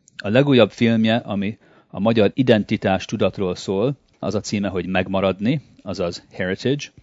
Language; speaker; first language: Hungarian; early bilingual, heritage; Hungarian